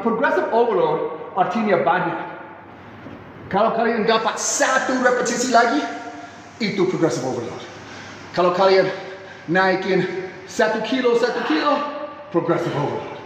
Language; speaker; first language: Indonesian; non-native, fluent; English